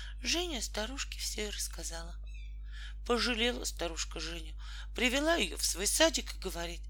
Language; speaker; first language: Russian; native; Russian